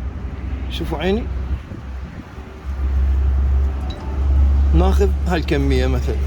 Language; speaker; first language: Arabic; native; Arabic